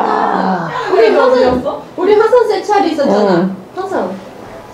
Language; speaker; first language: Korean; non-native, fluent; Portuguese